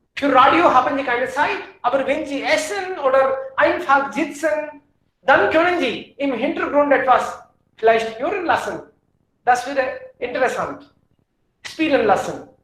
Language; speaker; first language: German; non-native, fluent; Hindi